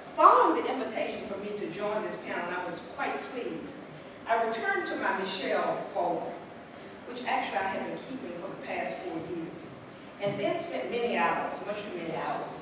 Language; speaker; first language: English; native; English